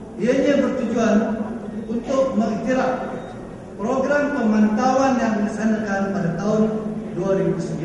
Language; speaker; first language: Malay; native; Malay